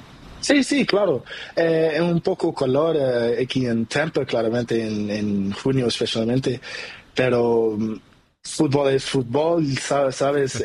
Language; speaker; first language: Spanish; non-native, learner; Portuguese